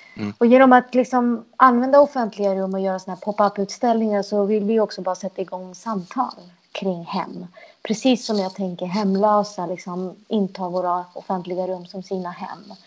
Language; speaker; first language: Swedish; early bilingual, other home language; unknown